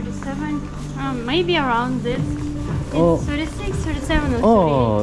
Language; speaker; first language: English; non-native, learner; Russian